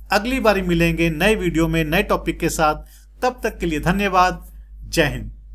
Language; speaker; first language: Hindi; native; Hindi